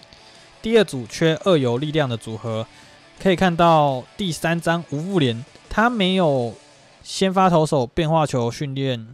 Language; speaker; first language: Chinese; native; Chinese